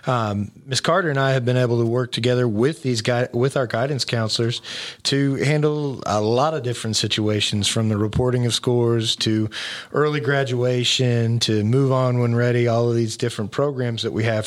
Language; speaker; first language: English; native; English